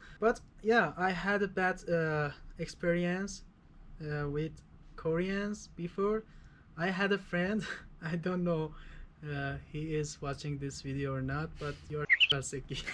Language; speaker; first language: English; non-native, fluent; Persian